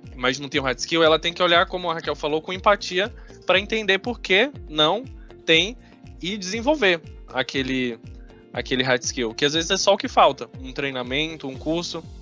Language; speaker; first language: Portuguese; native; Portuguese